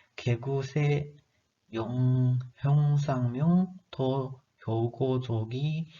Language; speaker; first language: Korean; non-native, learner; Chinese